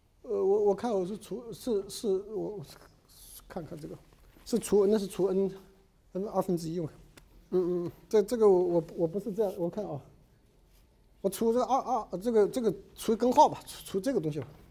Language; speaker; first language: Chinese; native; Chinese